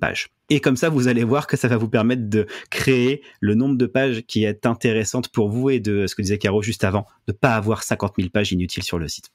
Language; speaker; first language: French; native; French